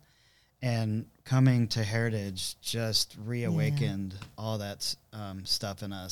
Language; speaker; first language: English; native; English